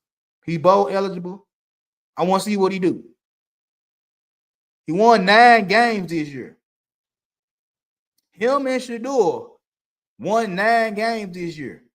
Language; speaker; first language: English; native; English